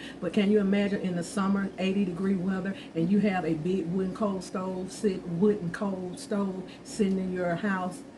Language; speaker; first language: English; native; English